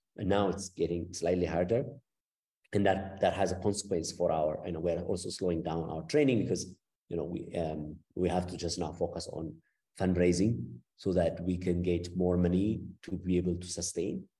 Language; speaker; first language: English; non-native, fluent; Amharic